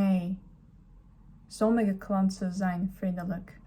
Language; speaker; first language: Dutch; non-native, learner; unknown